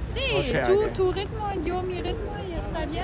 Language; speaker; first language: Spanish; non-native, learner; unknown